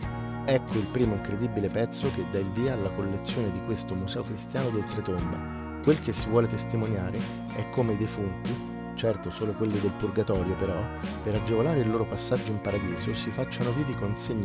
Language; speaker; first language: Italian; native; Italian